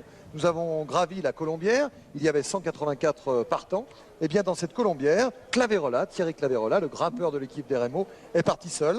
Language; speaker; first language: French; native; French